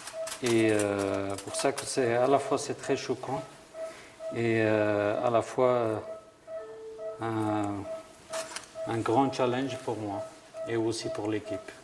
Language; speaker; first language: French; non-native, fluent; Persian